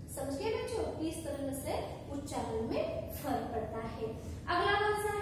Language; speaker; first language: Hindi; non-native, local second language; Marathi